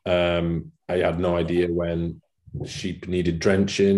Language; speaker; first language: English; non-native, local second language; Welsh